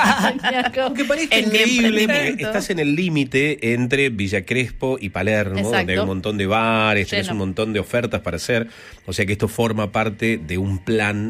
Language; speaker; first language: Spanish; native; Spanish